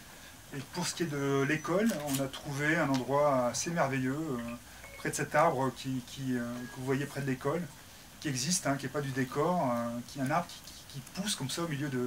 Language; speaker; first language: French; native; French